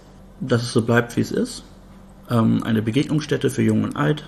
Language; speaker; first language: German; native; German